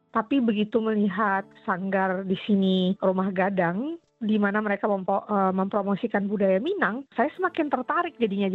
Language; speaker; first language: Indonesian; native; Indonesian